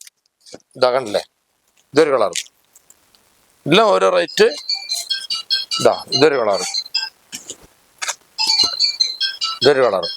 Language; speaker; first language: Malayalam; native; Malayalam